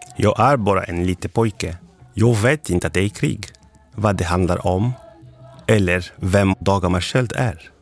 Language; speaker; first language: Swedish; non-native, fluent; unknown